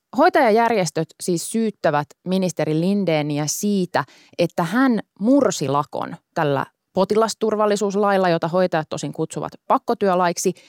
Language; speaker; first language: Finnish; native; Finnish